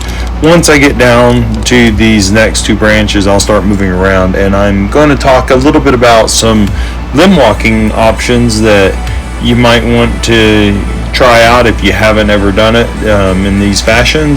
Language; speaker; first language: English; native; English